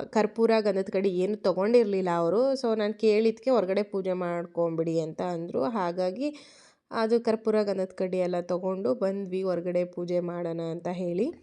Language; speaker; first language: Kannada; native; Kannada